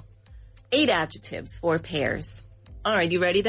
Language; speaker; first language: English; non-native, fluent; Spanish